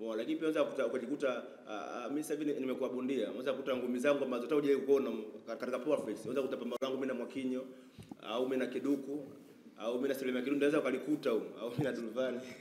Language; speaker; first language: Swahili; native; Swahili